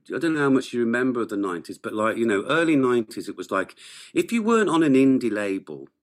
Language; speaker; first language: English; native; English